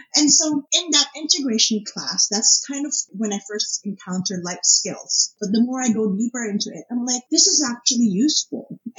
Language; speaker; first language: English; non-native, local second language; Filipino